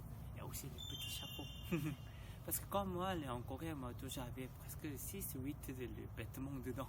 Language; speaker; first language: French; non-native, learner; Korean